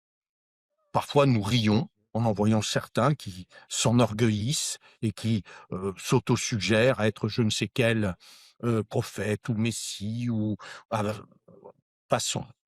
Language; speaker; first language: French; native; French